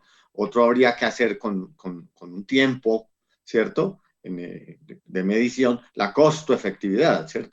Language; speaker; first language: Spanish; native; Spanish